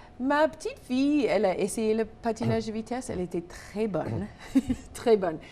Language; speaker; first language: French; non-native, local second language; English